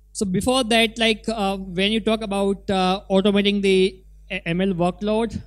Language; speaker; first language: English; non-native, local second language; Gujarati